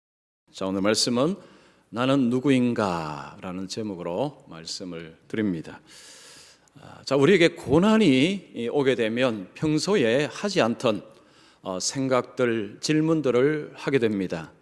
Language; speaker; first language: Korean; native; Korean